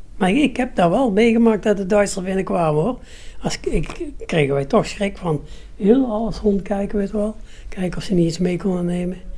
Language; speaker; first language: Dutch; native; Dutch